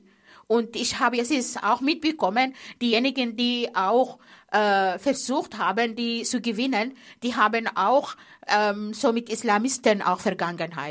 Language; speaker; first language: German; non-native, fluent; Arabic